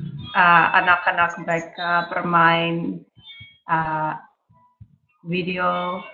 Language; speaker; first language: Indonesian; non-native, learner; English